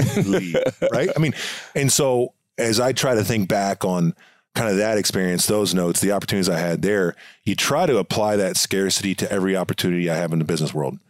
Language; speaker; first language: English; native; English